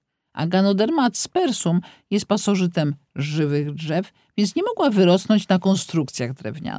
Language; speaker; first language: Polish; native; Polish